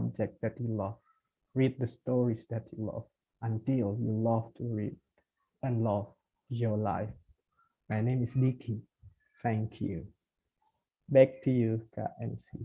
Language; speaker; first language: English; non-native, fluent; Indonesian